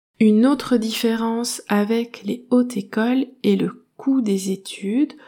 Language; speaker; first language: French; native; French